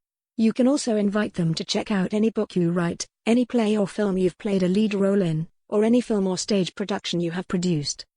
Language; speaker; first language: English; native; English